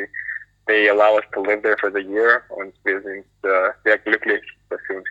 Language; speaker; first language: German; non-native, fluent; English